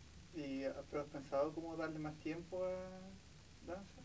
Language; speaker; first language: Spanish; non-native, learner; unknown